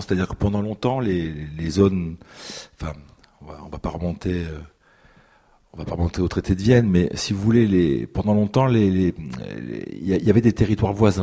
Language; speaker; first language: French; native; French